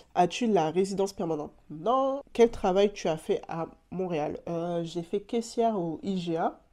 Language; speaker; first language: French; native; French